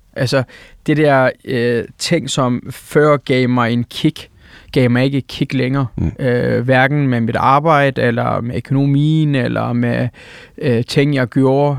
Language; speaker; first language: Danish; early bilingual, other home language; Turkish